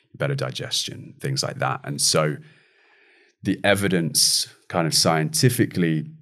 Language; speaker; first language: English; native; English